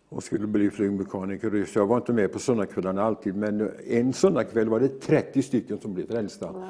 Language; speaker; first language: Swedish; native; Swedish